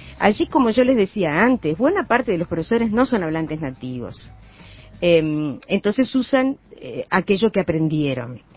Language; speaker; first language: Spanish; native; Spanish